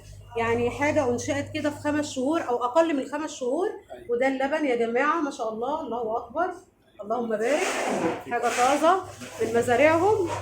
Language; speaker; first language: Arabic; native; Arabic